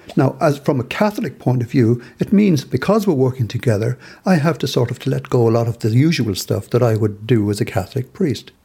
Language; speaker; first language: English; native; English